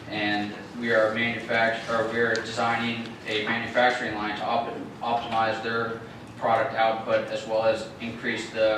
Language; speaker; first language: English; native; English